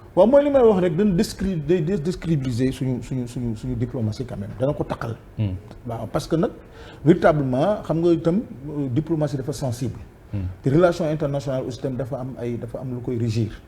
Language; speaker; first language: Wolof; native; Wolof